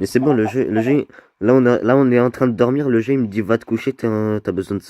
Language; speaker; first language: French; native; French